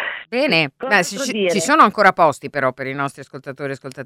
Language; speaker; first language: Italian; native; Italian